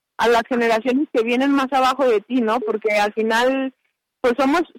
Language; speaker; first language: Spanish; native; Spanish